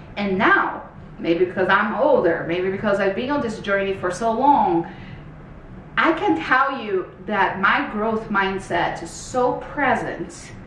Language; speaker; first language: English; non-native, fluent; Portuguese